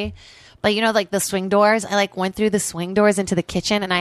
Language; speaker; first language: English; non-native, fluent; Portuguese